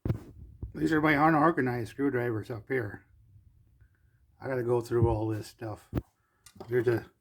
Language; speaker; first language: English; native; English